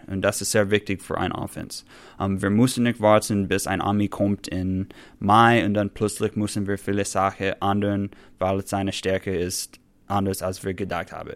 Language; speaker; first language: German; non-native, fluent; English